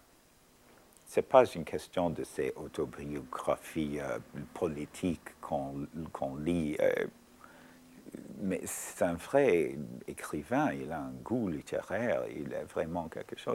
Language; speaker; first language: French; non-native, fluent; English